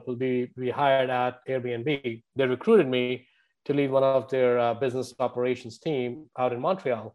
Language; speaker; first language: English; non-native, local second language; Hindi